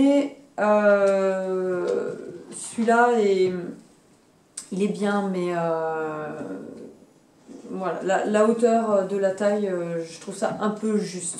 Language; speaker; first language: French; native; French